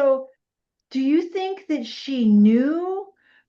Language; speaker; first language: English; native; English